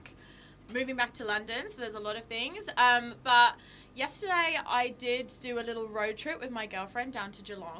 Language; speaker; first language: English; native; English